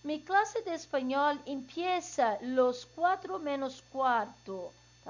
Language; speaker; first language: Spanish; non-native, learner; Portuguese